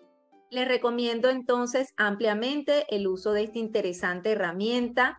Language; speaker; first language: Spanish; native; Spanish